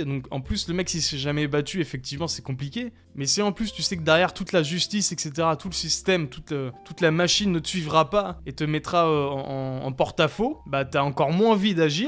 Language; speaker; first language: French; native; French